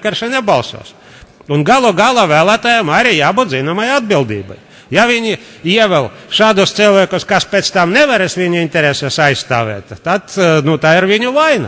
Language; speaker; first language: Latvian; non-native, local second language; Russian